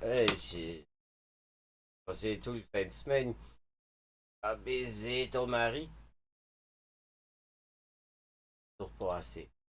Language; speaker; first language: French; non-native, fluent; English